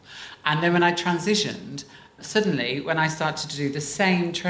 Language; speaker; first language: English; native; English